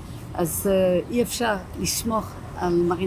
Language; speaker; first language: Hebrew; non-native, fluent; French